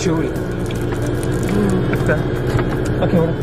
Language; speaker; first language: English; native; English